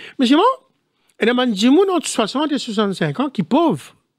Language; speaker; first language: French; non-native, local second language; Morisyen